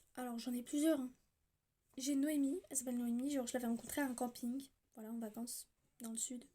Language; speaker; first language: French; native; French